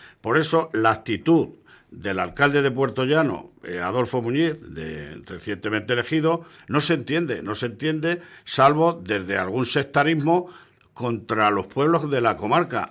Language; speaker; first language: Spanish; native; Spanish